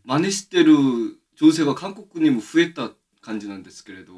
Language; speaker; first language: Japanese; non-native, fluent; Korean